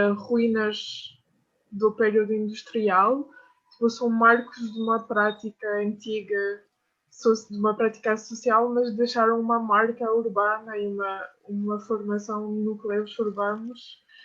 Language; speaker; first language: Portuguese; non-native, fluent; French